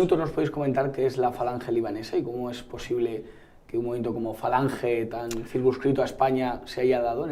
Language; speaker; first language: Spanish; native; Spanish